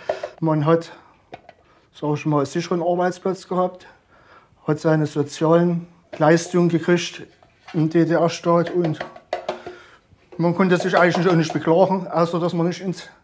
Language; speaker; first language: German; native; German